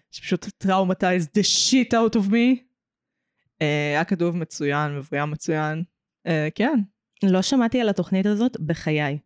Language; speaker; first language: Hebrew; native; Hebrew